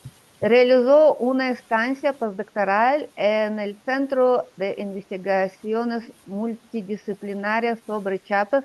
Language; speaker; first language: Spanish; non-native, learner; Russian